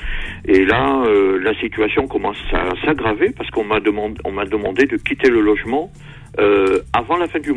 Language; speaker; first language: French; native; French